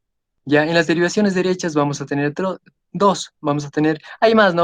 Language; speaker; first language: Spanish; native; Spanish